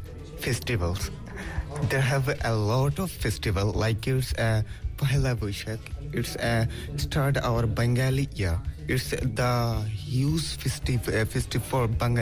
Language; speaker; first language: English; non-native, local second language; Bangla